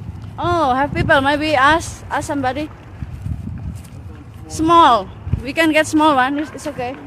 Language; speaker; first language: English; non-native, learner; Malay